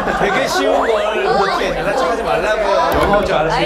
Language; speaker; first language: Korean; native; Korean